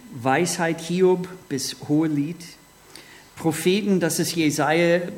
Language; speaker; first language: German; non-native, fluent; English